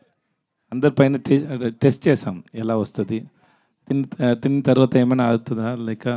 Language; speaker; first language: Telugu; non-native, learner; Tamil